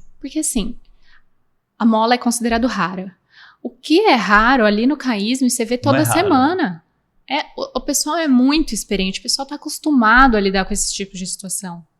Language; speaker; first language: Portuguese; native; Portuguese